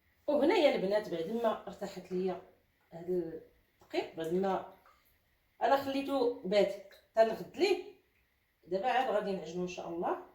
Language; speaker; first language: Arabic; native; Arabic